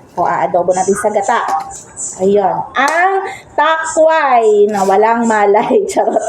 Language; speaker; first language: Filipino; non-native, local second language; Hiligaynon